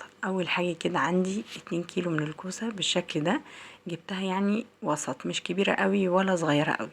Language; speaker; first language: Arabic; native; Arabic